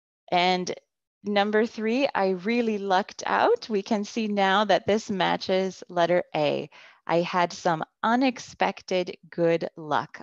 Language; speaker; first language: English; native; English